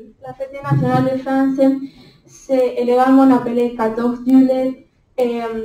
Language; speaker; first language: French; non-native, learner; Spanish